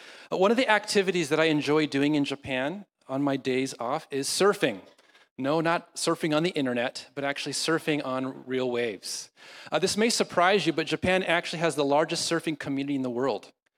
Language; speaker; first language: English; native; English